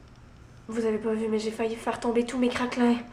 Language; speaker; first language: French; native; French